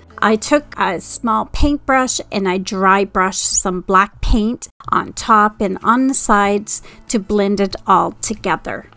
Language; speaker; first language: English; native; English